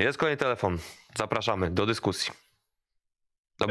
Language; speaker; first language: Polish; native; Polish